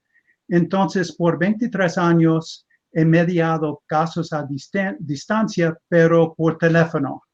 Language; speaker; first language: Spanish; non-native, fluent; English